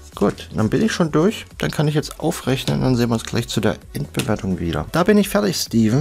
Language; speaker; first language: German; native; German